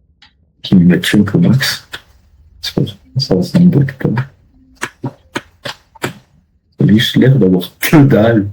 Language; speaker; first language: French; native; French